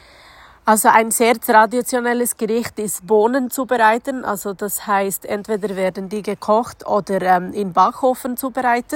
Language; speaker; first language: German; non-native, fluent; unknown